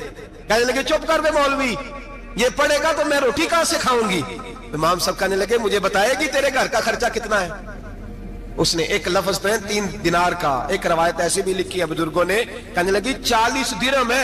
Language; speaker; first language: Hindi; non-native, local second language; Punjabi